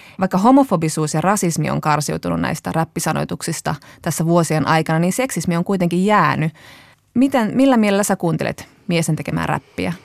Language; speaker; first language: Finnish; native; Finnish